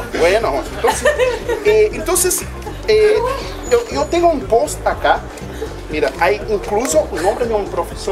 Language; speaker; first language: Spanish; non-native, fluent; Portuguese